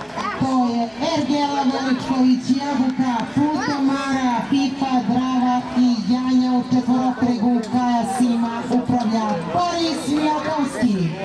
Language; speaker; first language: Bosnian; native; Bosnian